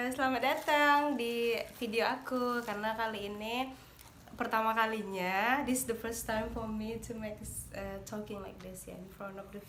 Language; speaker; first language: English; non-native, learner; Indonesian